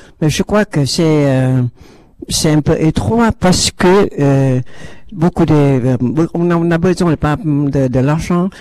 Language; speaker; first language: French; non-native, learner; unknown